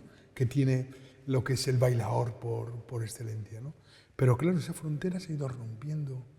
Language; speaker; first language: Spanish; native; Spanish